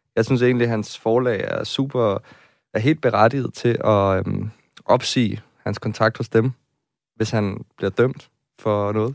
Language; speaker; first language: Danish; native; Danish